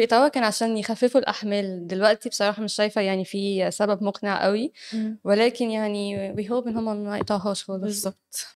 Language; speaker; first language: Arabic; native; Arabic